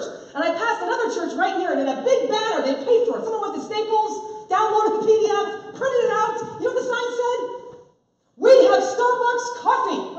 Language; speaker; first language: English; native; English